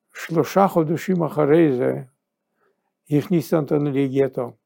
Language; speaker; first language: Hebrew; non-native, fluent; Yiddish